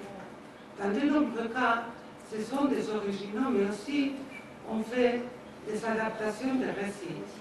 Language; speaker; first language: French; non-native, fluent; Spanish